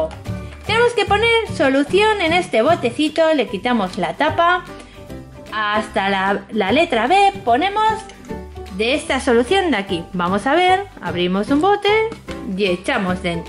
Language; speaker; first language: Spanish; native; Spanish